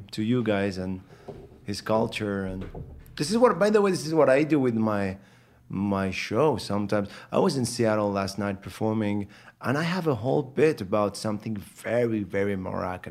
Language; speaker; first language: English; non-native, fluent; Arabic